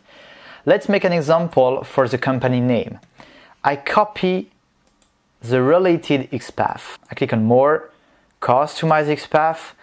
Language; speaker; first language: English; non-native, fluent; French